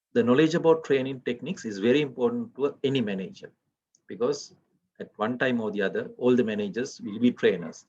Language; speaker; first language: English; non-native, local second language; Sinhala